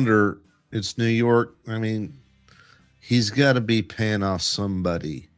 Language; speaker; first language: English; native; English